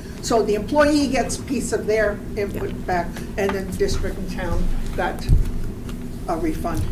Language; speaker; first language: English; native; English